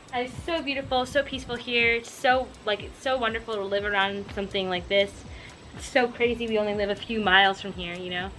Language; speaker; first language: English; native; English